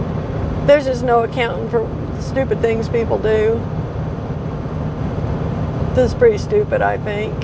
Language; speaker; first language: English; native; English